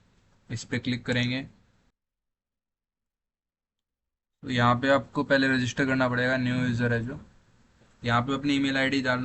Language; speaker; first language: Hindi; native; Hindi